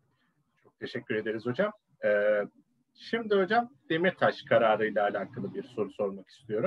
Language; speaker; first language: Turkish; native; Turkish